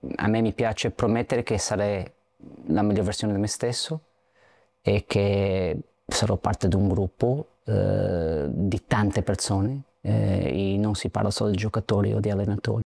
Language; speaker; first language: Italian; non-native, fluent; Portuguese